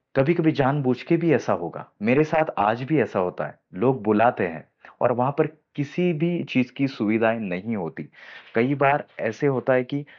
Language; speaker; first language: Hindi; non-native, local second language; Marathi